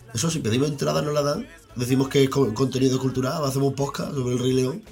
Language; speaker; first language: Spanish; native; Spanish